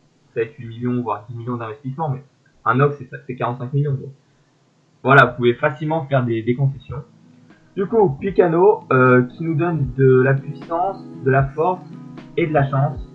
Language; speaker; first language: French; native; French